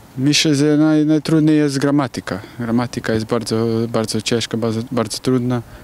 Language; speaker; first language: Polish; non-native, learner; Slovenian